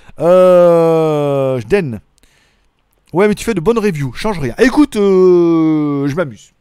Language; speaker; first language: French; native; French